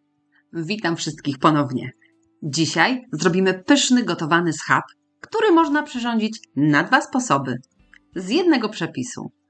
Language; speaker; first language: Polish; native; Polish